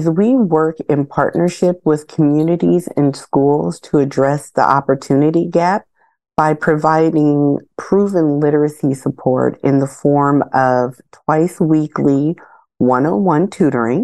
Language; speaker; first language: English; native; English